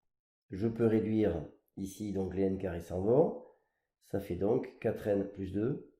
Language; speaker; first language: French; native; French